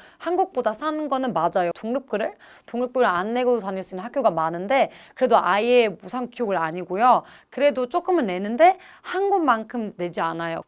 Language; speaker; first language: Korean; non-native, fluent; German